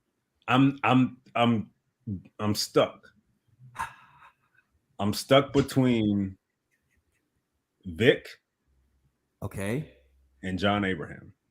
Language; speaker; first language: English; native; English